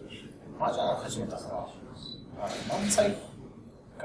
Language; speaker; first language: Japanese; non-native, learner; Russian